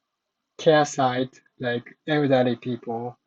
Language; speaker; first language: English; non-native, learner; Japanese